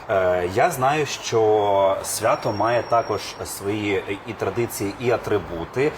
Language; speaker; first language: Ukrainian; native; Ukrainian